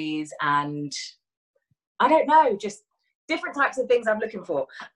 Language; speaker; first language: English; native; English